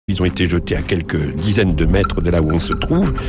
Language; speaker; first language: French; native; French